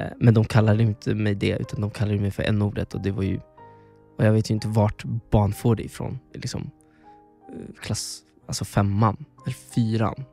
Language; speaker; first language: Swedish; early bilingual, other home language; Spanish